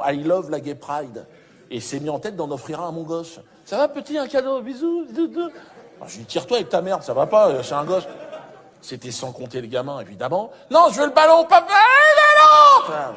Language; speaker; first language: French; native; French